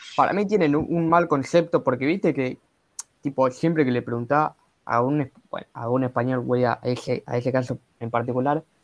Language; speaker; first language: Spanish; native; Spanish